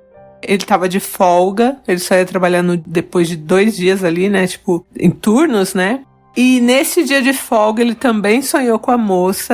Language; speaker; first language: Portuguese; native; Portuguese